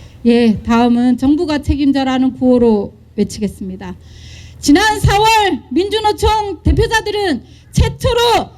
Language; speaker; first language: Korean; native; Korean